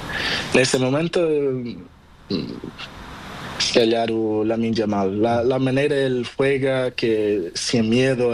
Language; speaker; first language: Spanish; non-native, learner; Portuguese